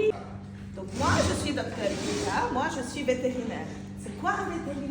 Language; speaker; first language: French; non-native, local second language; Arabic